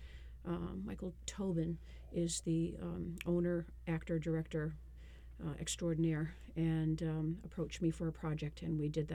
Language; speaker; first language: English; native; English